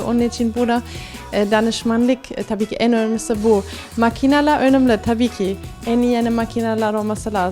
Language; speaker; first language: Turkish; early bilingual, heritage; Turkish